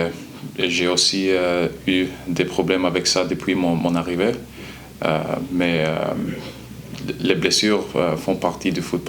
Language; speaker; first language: French; non-native, learner; Swedish